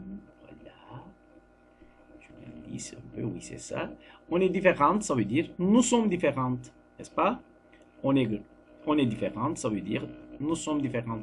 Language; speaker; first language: French; non-native, fluent; Turkish